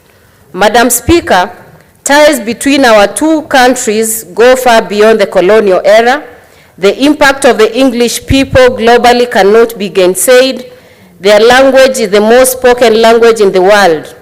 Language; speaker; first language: English; non-native, local second language; Gusii